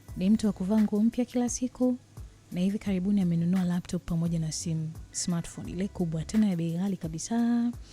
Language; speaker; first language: Swahili; native; Swahili